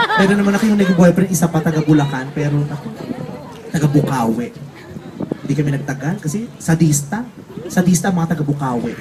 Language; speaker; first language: Filipino; native; Filipino